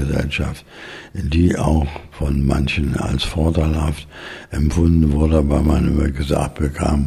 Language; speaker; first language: German; native; German